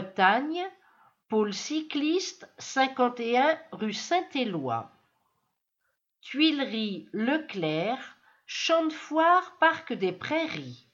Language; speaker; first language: French; native; French